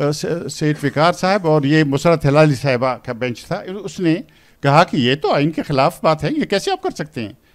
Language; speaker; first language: Urdu; non-native, local second language; Pashto